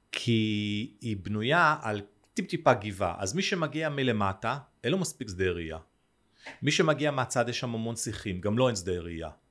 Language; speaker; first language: Hebrew; native; Hebrew